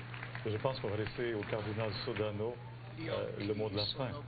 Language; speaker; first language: French; native; French